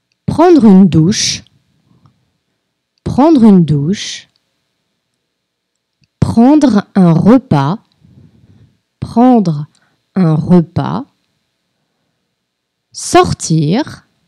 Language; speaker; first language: French; non-native, fluent; Portuguese